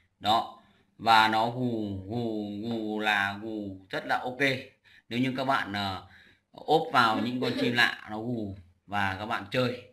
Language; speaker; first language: Vietnamese; native; Vietnamese